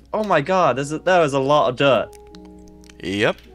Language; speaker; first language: English; native; English